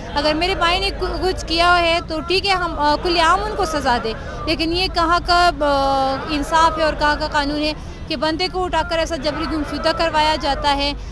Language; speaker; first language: Urdu; non-native, local second language; Pashto